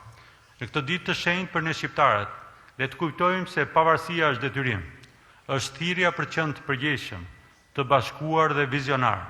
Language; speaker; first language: Albanian; native; Albanian